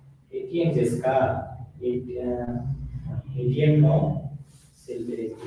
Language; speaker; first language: Japanese; non-native, learner; Bangla